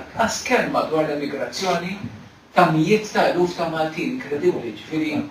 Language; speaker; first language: Maltese; native; Maltese